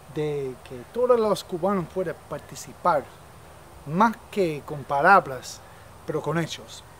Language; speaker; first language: Spanish; non-native, fluent; English